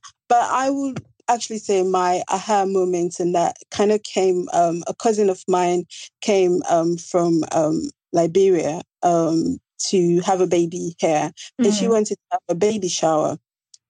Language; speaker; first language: English; non-native, local second language; Krio